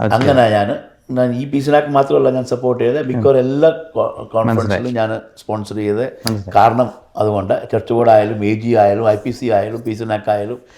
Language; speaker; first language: Malayalam; early bilingual, heritage; Malayalam